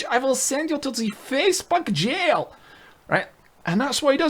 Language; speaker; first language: English; native; English